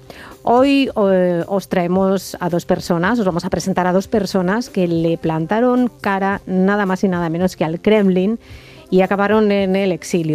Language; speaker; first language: Spanish; native; Spanish